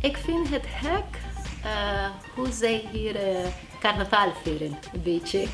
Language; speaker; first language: Dutch; non-native, learner; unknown